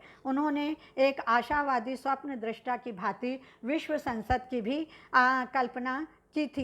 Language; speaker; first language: Hindi; native; Hindi